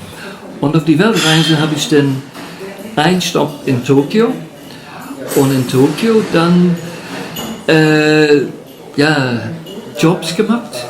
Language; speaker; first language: German; non-native, fluent; English